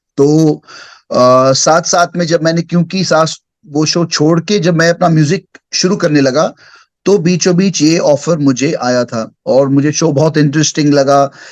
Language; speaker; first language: Hindi; early bilingual, heritage; Hindi